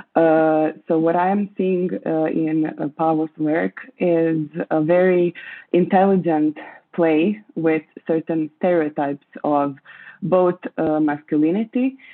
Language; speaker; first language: English; non-native, fluent; Croatian